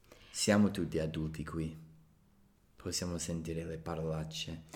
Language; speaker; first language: Italian; non-native, fluent; English